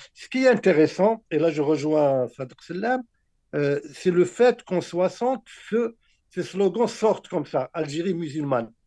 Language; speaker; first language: French; non-native, local second language; Arabic